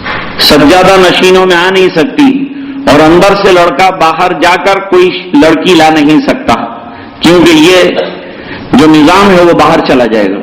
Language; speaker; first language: Urdu; native; Urdu